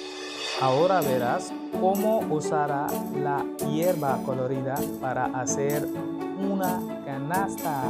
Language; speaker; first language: Spanish; non-native, learner; Hindi